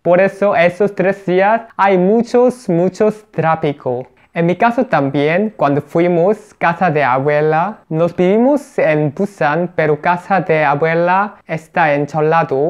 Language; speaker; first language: Spanish; non-native, learner; Korean